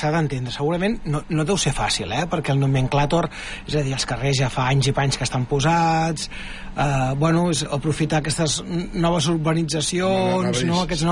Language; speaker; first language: Catalan; native; Catalan